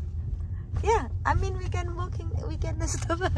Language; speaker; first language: English; non-native, learner; Indonesian